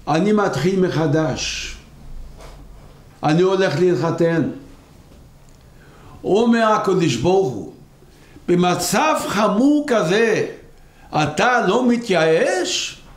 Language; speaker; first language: Hebrew; non-native, local second language; Yiddish